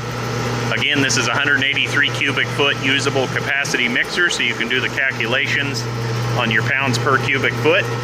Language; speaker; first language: English; native; English